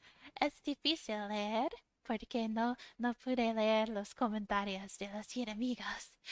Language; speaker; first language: Spanish; non-native, fluent; English